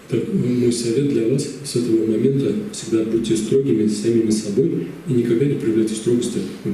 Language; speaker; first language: Russian; native; Russian